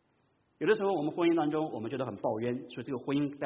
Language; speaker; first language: Chinese; native; Chinese